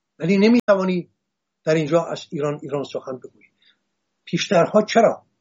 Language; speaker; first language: Persian; non-native, local second language; Assyrian Neo-Aramaic